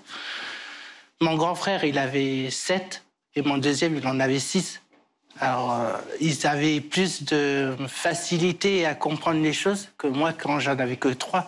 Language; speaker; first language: French; early bilingual, other home language; Portuguese